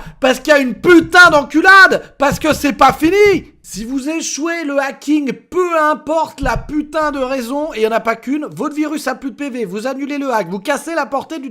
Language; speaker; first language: French; native; French